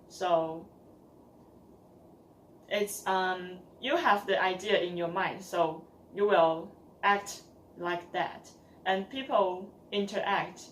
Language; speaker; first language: English; non-native, learner; Chinese